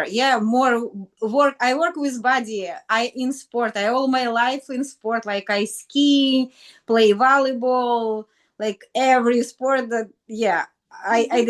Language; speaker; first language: English; non-native, learner; Russian